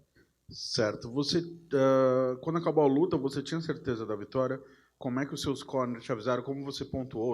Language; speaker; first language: Portuguese; native; Portuguese